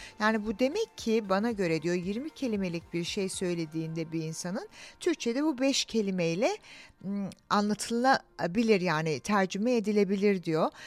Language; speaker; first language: Turkish; early bilingual, heritage; Turkish